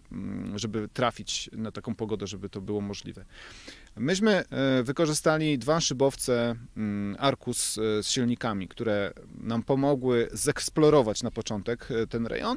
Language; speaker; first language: Polish; native; Polish